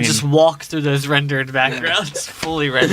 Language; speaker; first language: English; native; English